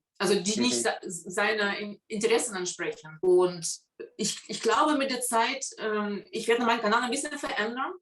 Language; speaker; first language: German; non-native, fluent; Russian